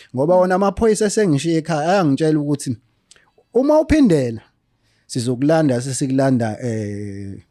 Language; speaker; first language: Zulu; native; Zulu